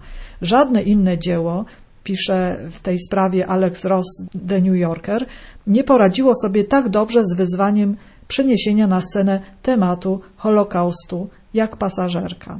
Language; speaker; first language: Polish; native; Polish